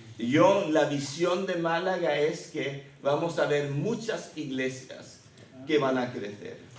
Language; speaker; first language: Spanish; early bilingual, other home language; Swedish